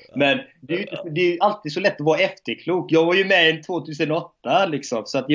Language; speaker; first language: Swedish; native; Swedish